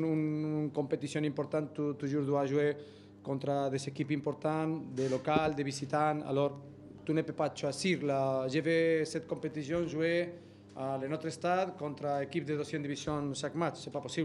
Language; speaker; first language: French; non-native, learner; Spanish